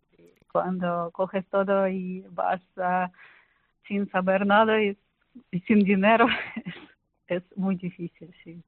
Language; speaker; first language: Spanish; non-native, learner; Ukrainian